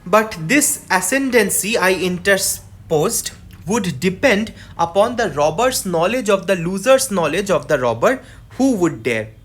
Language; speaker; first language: English; non-native, local second language; Bangla